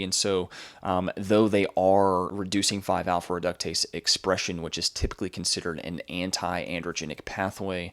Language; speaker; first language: English; native; English